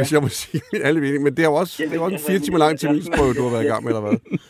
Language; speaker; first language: Danish; native; Danish